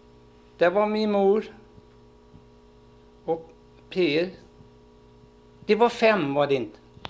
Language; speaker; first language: Swedish; early bilingual, heritage; Swedish